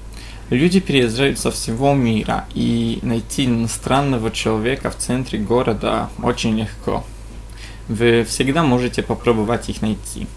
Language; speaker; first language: Russian; non-native, fluent; Polish